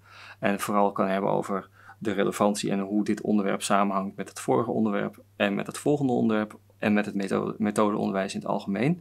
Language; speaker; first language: Dutch; native; Dutch